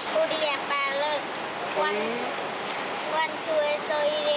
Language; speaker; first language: Korean; non-native, learner; Vietnamese